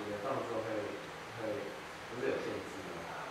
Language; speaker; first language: Chinese; native; Chinese